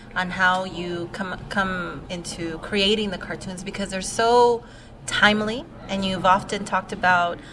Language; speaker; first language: English; native; English